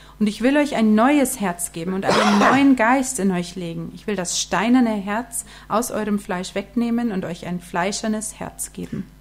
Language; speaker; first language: German; native; German